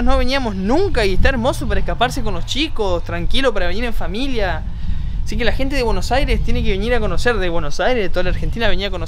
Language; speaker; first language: Spanish; native; Spanish